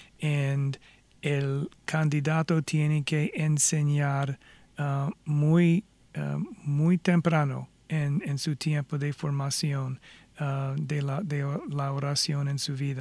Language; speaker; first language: Spanish; non-native, fluent; English